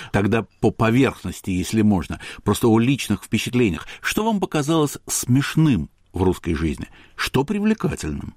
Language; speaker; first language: Russian; native; Russian